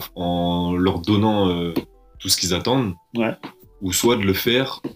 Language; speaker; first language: French; native; French